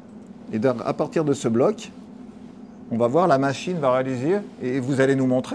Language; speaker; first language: French; native; French